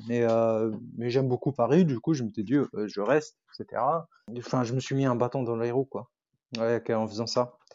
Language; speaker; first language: French; non-native, local second language; Arabic